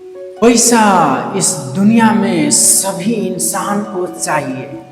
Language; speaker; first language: Hindi; non-native, local second language; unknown